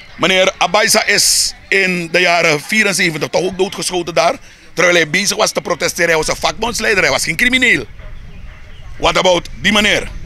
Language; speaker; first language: Dutch; native; Dutch